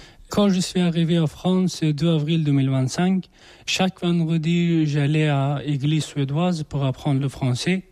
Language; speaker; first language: French; non-native, learner; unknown